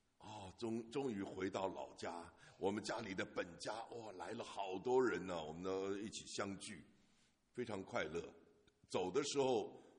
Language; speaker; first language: Chinese; native; Chinese